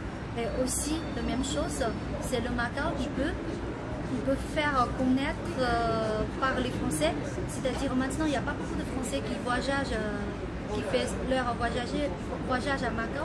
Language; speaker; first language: French; non-native, fluent; Chinese